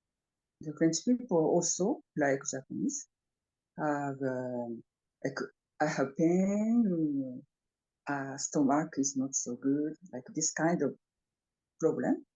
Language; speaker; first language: English; non-native, fluent; Japanese